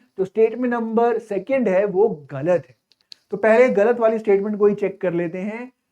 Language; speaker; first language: Hindi; native; Hindi